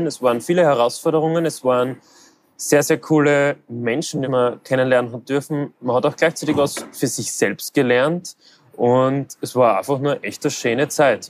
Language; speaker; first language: German; native; German